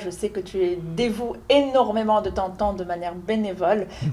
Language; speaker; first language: French; native; French